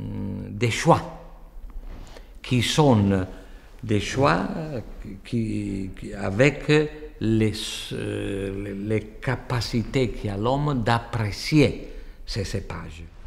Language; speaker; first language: French; non-native, fluent; Italian